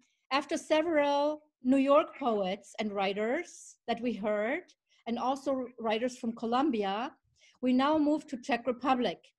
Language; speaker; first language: English; early bilingual, other home language; Czech